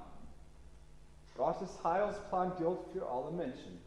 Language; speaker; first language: German; non-native, fluent; English